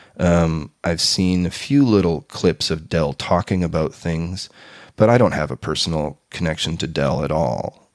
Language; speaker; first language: English; native; English